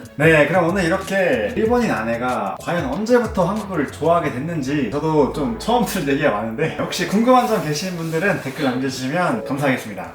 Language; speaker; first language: Korean; native; Korean